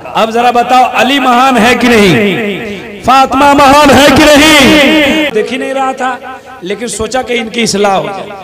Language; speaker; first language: Hindi; native; Hindi